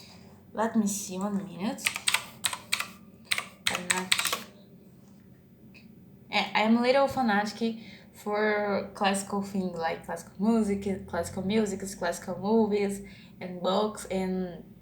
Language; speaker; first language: English; non-native, learner; Portuguese